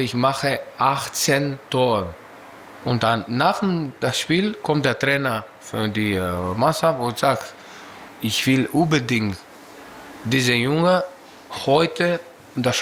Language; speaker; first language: German; non-native, local second language; Greek